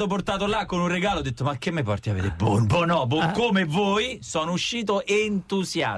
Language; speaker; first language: Italian; native; Italian